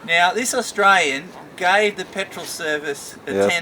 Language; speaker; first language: English; native; English